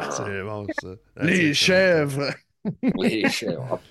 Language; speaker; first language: French; native; French